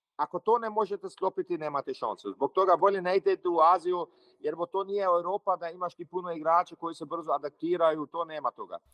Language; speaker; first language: Croatian; early bilingual, heritage; Croatian